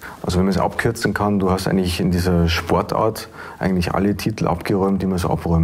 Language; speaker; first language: German; native; German